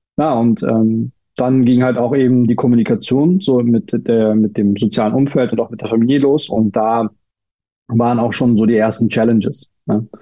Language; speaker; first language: German; early bilingual, other home language; Turkish